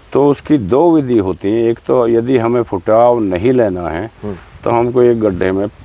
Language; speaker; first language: Hindi; native; Hindi